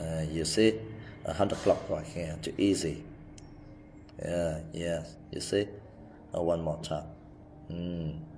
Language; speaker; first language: English; non-native, learner; Vietnamese